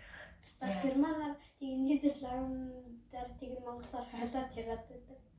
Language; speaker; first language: Mongolian; early bilingual, heritage; Mongolian